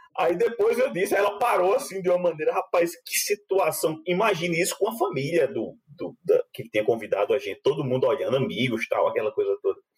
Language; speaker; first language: Portuguese; native; Portuguese